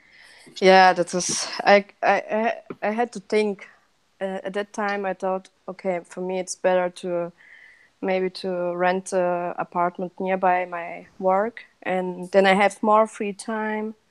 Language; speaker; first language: English; non-native, fluent; Russian